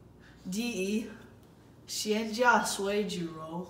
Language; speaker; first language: Chinese; non-native, learner; English